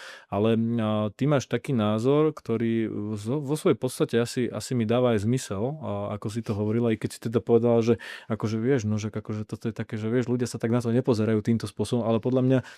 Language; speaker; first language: Slovak; native; Slovak